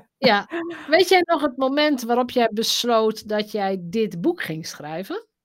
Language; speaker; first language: Dutch; native; Dutch